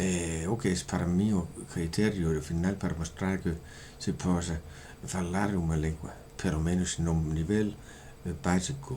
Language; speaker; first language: Portuguese; non-native, learner; Danish